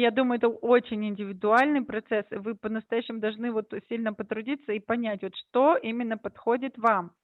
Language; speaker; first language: Russian; native; Russian